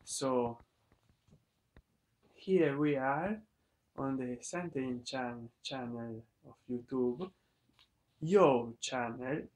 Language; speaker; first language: English; non-native, learner; Italian